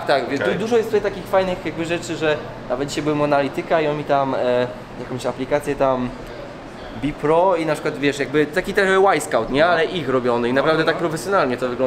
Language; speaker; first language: Polish; native; Polish